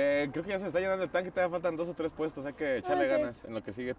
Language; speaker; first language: Spanish; native; Spanish